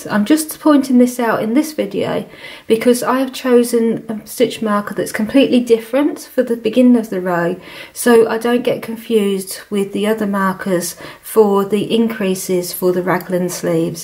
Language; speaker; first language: English; native; English